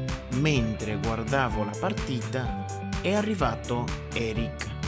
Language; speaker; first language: Italian; non-native, fluent; Spanish